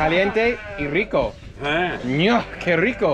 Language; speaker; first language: Spanish; non-native, fluent; English